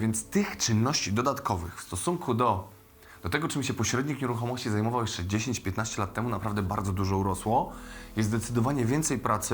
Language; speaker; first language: Polish; native; Polish